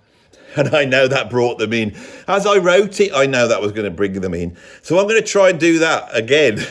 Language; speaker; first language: English; native; English